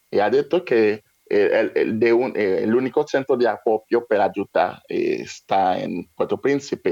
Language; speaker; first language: Spanish; non-native, learner; Haitian Creole